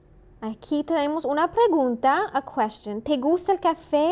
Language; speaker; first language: Spanish; non-native, fluent; English